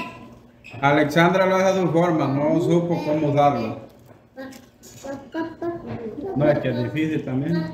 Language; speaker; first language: Spanish; native; Spanish